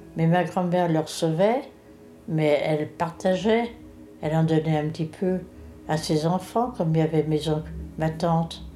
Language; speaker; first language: French; native; French